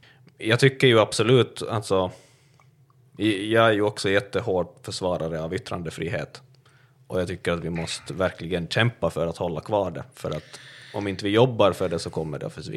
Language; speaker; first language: Swedish; native; Swedish